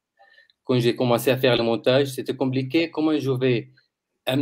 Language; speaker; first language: French; non-native, learner; Arabic